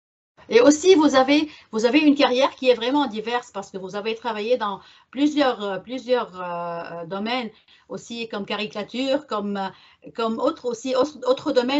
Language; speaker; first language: French; non-native, local second language; Arabic